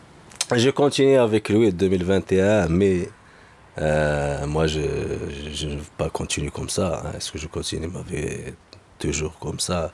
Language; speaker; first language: French; non-native, learner; Arabic